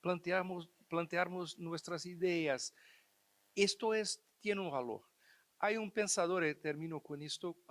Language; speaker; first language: Spanish; non-native, fluent; Portuguese